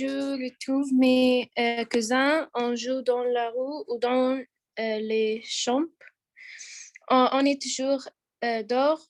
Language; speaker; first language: French; non-native, learner; Arabic